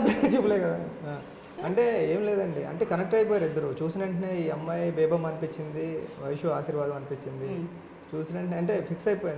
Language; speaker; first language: Telugu; native; Telugu